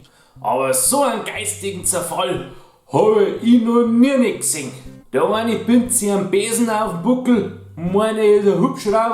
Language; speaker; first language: German; native; German